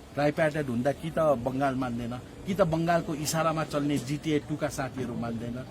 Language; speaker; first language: Nepali; native; Nepali